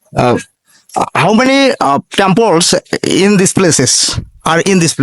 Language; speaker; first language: English; non-native, local second language; Bangla